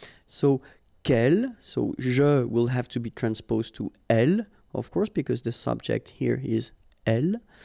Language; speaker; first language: English; non-native, fluent; French